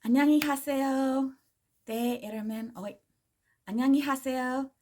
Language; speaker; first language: Korean; non-native, learner; English